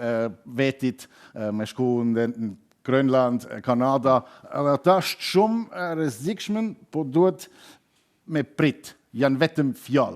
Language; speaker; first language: Albanian; non-native, fluent; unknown